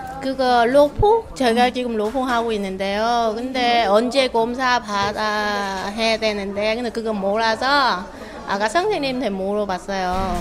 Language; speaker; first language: Korean; non-native, learner; Vietnamese